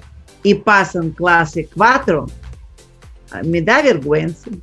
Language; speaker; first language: Spanish; non-native, fluent; Russian